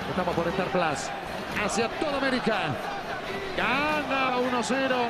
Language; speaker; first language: Spanish; native; Spanish